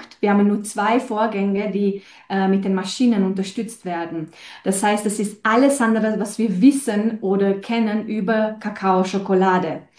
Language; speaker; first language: German; non-native, fluent; Romanian